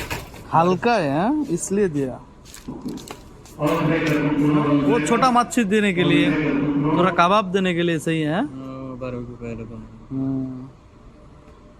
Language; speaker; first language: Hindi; non-native, learner; Bangla